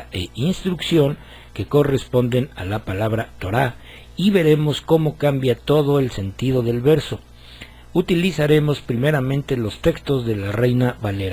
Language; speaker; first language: Spanish; native; Spanish